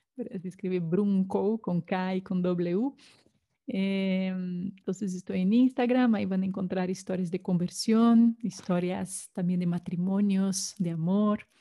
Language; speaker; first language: Spanish; non-native, fluent; Portuguese